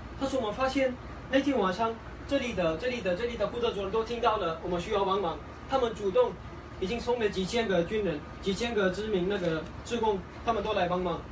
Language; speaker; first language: Chinese; non-native, fluent; Kurdish